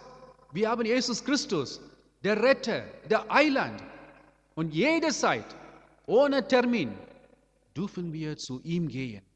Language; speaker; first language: German; non-native, learner; Amharic